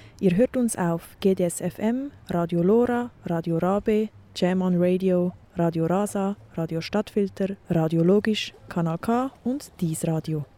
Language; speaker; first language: German; non-native, learner; Persian